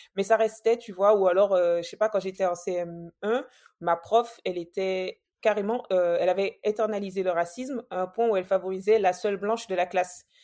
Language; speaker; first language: French; native; French